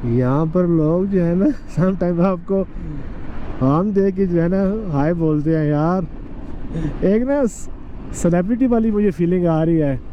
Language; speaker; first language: Urdu; native; Urdu